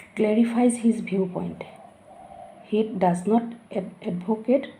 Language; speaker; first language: English; non-native, local second language; Assamese